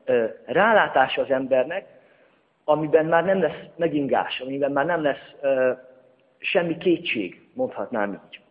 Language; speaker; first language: Hungarian; native; Hungarian